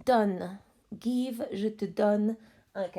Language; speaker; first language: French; non-native, fluent; English